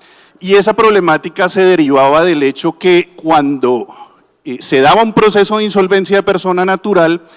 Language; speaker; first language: Spanish; native; Spanish